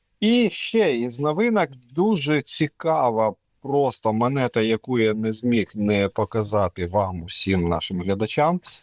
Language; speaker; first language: Ukrainian; non-native, local second language; Russian